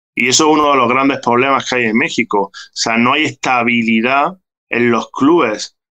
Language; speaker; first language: Spanish; native; Spanish